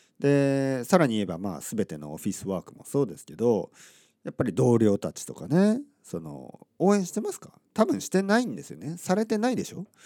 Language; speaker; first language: Japanese; native; Japanese